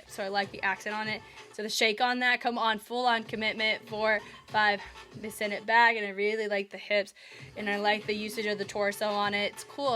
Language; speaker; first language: English; native; English